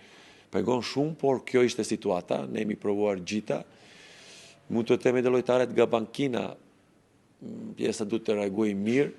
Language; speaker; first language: Albanian; non-native, learner; Serbian